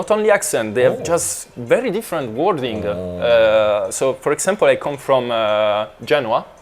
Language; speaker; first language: English; non-native, fluent; Italian